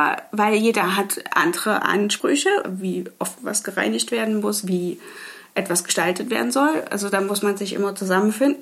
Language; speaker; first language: German; native; German